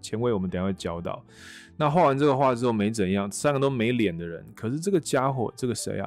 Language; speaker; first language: Chinese; native; Chinese